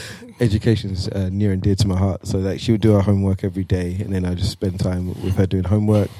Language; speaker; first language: English; native; English